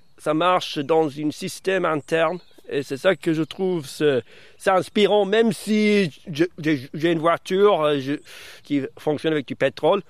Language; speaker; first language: French; non-native, fluent; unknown